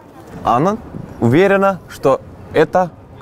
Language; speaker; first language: Russian; non-native, learner; Estonian